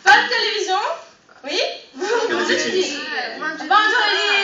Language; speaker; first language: French; non-native, fluent; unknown